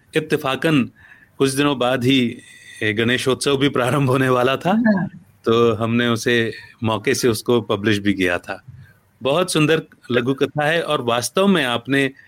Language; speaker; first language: Hindi; native; Hindi